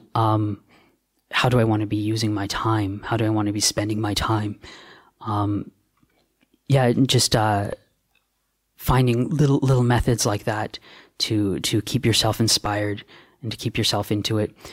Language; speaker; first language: English; native; English